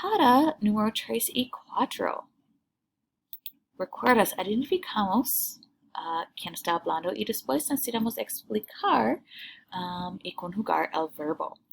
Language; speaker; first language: Spanish; non-native, learner; English